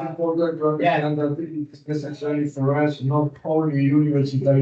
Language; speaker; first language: English; non-native, learner; Spanish